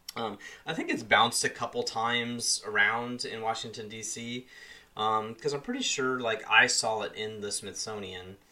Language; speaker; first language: English; native; English